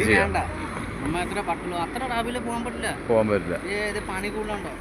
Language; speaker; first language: Malayalam; non-native, local second language; Bangla